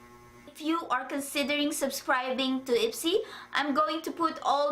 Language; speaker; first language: English; non-native, fluent; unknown